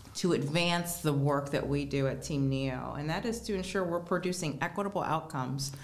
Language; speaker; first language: English; native; English